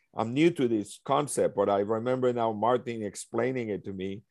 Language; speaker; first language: English; early bilingual, other home language; Spanish